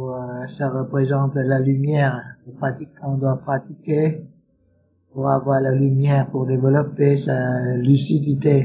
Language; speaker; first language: French; non-native, fluent; Vietnamese